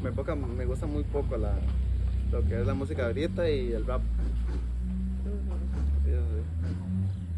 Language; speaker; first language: Spanish; native; Spanish